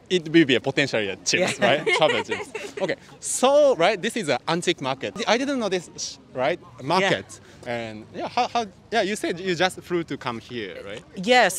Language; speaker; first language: English; non-native, learner; Japanese